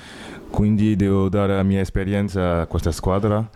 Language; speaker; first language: Italian; non-native, learner; French